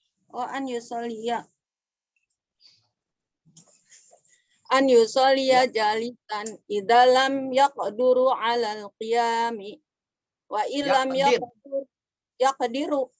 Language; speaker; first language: Arabic; non-native, learner; Indonesian